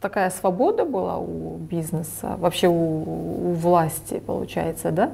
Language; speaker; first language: Russian; non-native, local second language; Kazakh